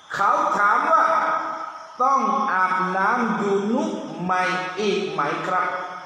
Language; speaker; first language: Thai; non-native, local second language; Pattani Malay